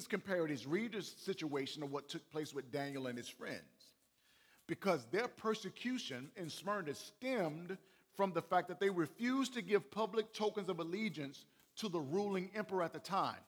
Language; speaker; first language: English; native; English